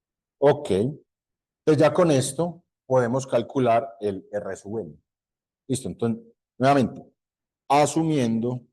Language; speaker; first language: Spanish; native; Spanish